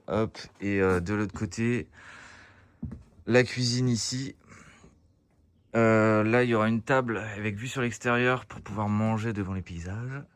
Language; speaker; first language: French; native; French